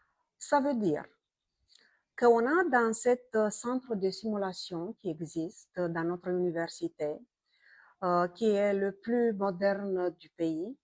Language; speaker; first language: French; non-native, fluent; Romanian